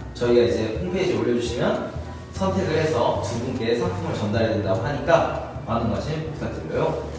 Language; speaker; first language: Korean; native; Korean